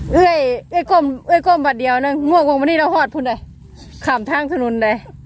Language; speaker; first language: Thai; native; Thai